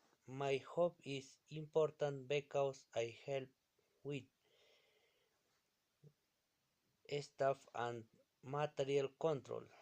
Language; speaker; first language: English; non-native, learner; Spanish